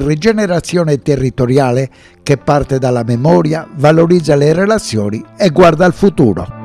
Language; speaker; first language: Italian; native; Italian